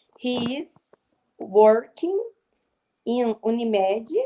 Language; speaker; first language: English; non-native, learner; Portuguese